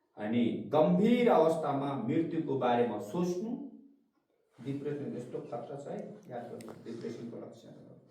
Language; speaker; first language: Nepali; non-native, local second language; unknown